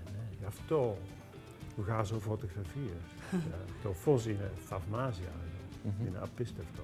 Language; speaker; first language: Greek; non-native, learner; Dutch